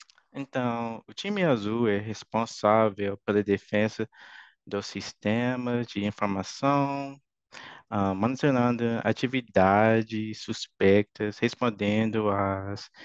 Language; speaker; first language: Portuguese; non-native, fluent; English